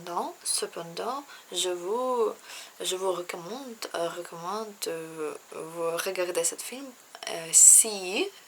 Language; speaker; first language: French; non-native, learner; Russian